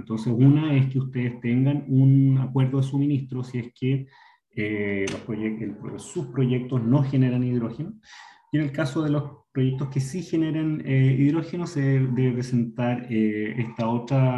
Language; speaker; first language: Spanish; native; Spanish